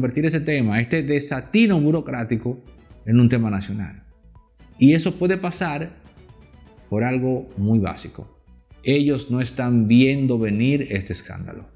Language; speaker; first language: Spanish; native; Spanish